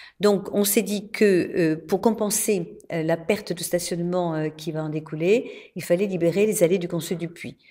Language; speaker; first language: French; native; French